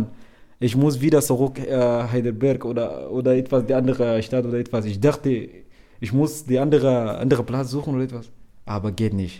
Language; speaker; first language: German; non-native, learner; Arabic